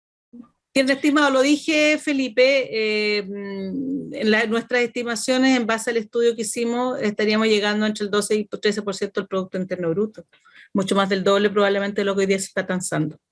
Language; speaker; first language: Spanish; native; Spanish